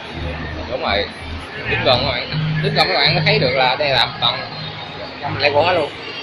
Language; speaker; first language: Vietnamese; early bilingual, heritage; Vietnamese